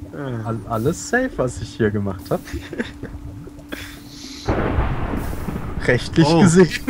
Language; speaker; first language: German; native; German